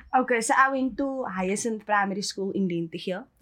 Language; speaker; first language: English; native; English